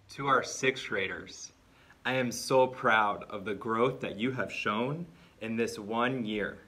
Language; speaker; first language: English; native; English